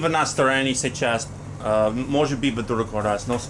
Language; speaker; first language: Russian; non-native, learner; English